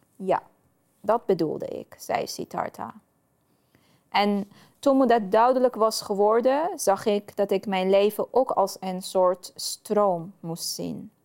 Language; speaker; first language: Dutch; non-native, fluent; Persian